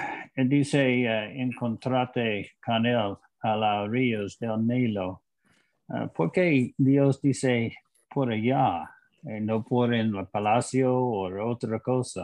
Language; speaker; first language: Spanish; non-native, learner; English